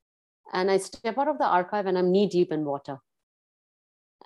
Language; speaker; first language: English; non-native, local second language; Bangla